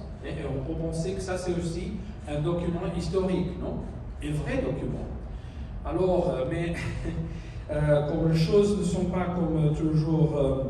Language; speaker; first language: French; non-native, learner; Spanish